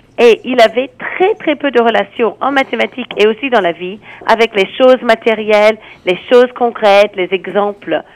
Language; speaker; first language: French; non-native, fluent; English